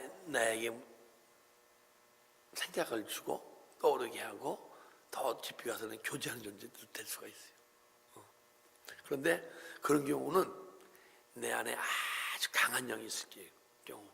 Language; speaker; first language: Korean; native; Korean